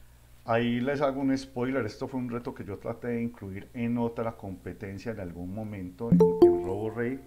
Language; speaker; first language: Spanish; native; Spanish